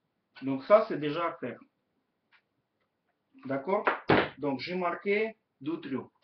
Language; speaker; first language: French; non-native, learner; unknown